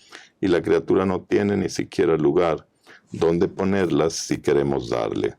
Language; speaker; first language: Spanish; native; Spanish